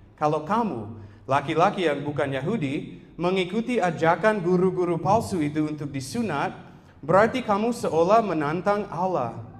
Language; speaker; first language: Indonesian; non-native, fluent; English